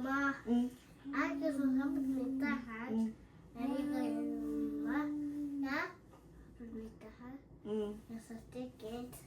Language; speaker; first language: Finnish; early bilingual, other home language; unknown